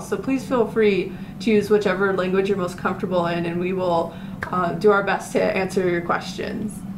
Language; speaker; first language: English; native; English